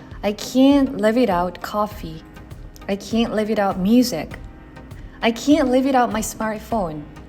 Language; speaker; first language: English; non-native, fluent; Korean